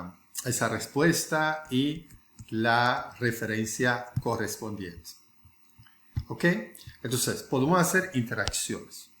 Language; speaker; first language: Spanish; non-native, fluent; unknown